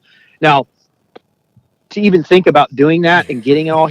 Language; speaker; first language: English; native; English